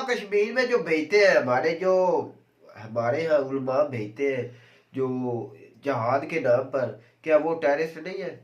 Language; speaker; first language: Urdu; non-native, local second language; Kashmiri